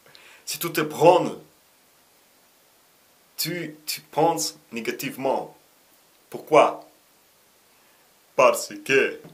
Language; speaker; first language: French; non-native, learner; Russian